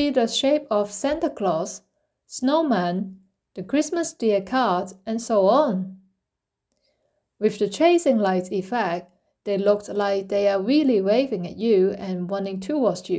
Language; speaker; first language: English; non-native, local second language; Cantonese